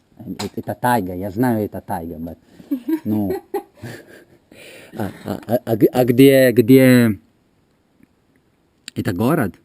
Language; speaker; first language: Russian; non-native, learner; Italian